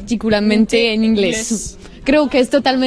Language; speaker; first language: Spanish; non-native, learner; French